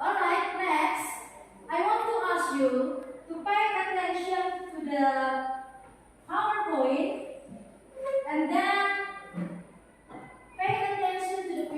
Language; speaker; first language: English; non-native, learner; Indonesian